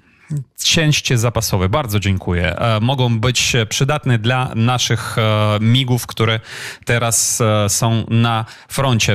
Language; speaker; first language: Polish; non-native, fluent; Ukrainian